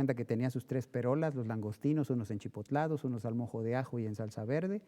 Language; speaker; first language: Spanish; native; Spanish